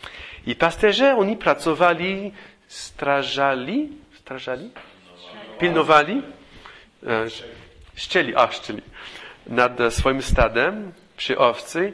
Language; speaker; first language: Polish; non-native, fluent; English